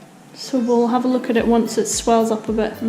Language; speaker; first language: English; native; English